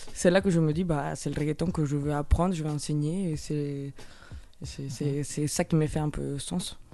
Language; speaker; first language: French; non-native, fluent; Spanish